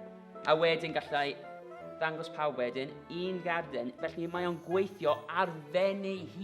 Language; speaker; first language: Welsh; native; Welsh